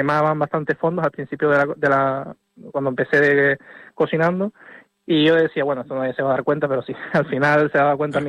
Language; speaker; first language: Spanish; native; Spanish